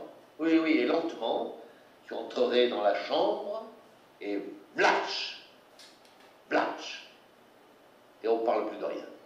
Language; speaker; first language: French; native; French